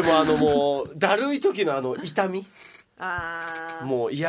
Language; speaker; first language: Japanese; native; Japanese